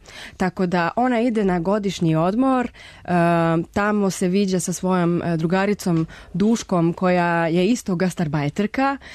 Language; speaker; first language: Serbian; non-native, fluent; Spanish